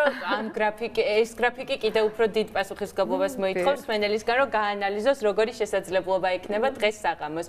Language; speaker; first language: Georgian; native; Georgian